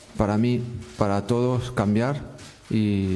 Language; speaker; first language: Spanish; non-native, fluent; French